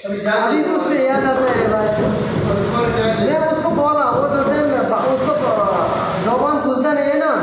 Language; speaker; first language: Hindi; non-native, learner; Bangla